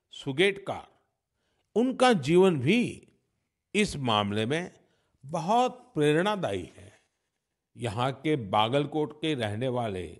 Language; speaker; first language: Hindi; non-native, local second language; Gujarati